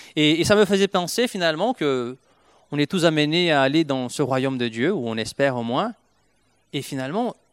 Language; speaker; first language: French; non-native, fluent; Portuguese